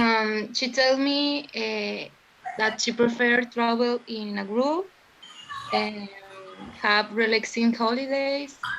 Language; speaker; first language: English; non-native, learner; Spanish